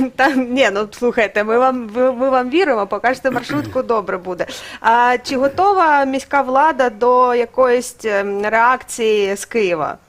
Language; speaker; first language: Ukrainian; native; Ukrainian